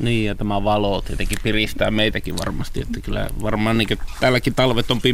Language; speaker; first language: Finnish; native; Finnish